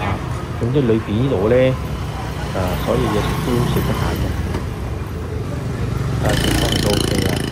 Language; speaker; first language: Chinese; early bilingual, heritage; Cantonese